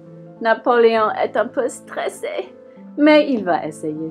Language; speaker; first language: French; non-native, learner; English